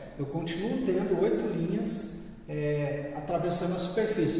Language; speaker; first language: Portuguese; native; Portuguese